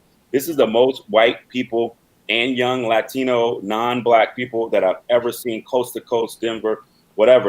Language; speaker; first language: English; native; English